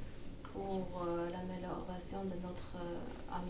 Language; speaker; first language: French; non-native, fluent; Armenian